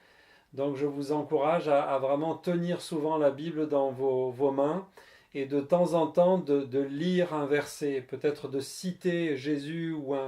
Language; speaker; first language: French; native; French